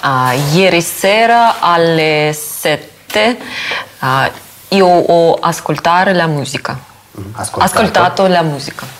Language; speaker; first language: Italian; non-native, learner; Russian